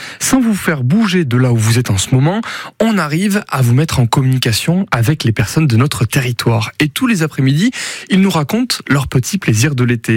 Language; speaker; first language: French; native; French